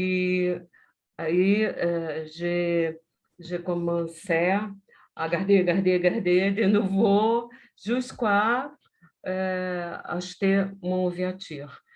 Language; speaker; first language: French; non-native, learner; Portuguese